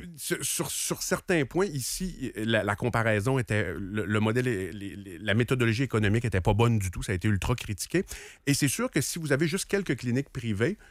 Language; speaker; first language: French; native; French